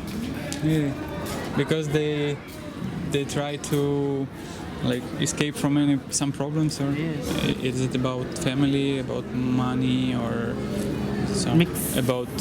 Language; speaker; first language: English; non-native, fluent; Russian